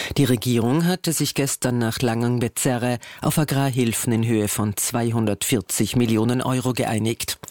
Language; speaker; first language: German; native; German